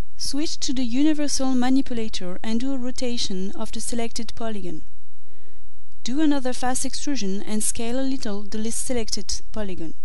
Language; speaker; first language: English; non-native, fluent; French